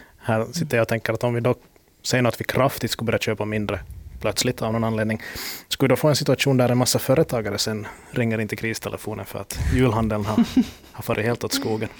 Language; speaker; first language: Swedish; native; Swedish